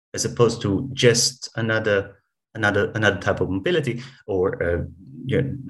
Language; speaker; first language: English; non-native, fluent; Hebrew